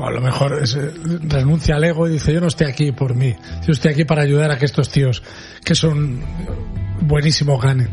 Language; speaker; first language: Spanish; native; Spanish